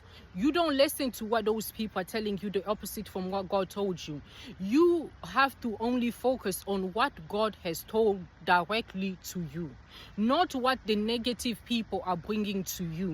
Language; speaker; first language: English; non-native, fluent; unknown